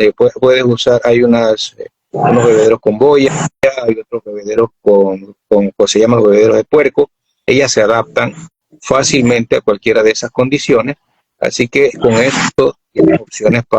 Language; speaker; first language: Spanish; native; Spanish